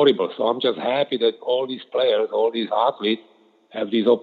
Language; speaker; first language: English; non-native, fluent; Slovak